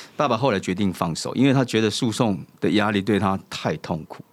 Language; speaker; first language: Chinese; native; Chinese